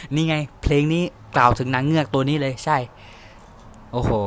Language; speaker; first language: Thai; native; Thai